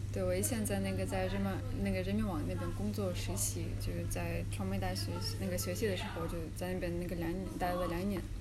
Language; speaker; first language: Chinese; non-native, fluent; Russian